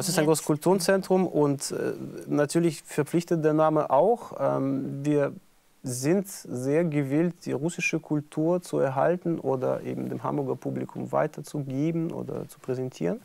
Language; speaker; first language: German; non-native, fluent; Russian